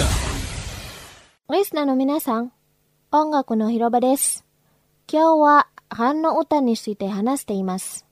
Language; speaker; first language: Japanese; non-native, fluent; Indonesian